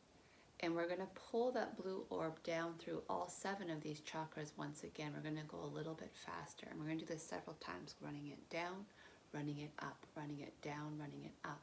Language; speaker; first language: English; native; English